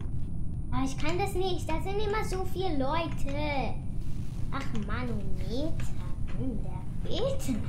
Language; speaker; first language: German; non-native, learner; English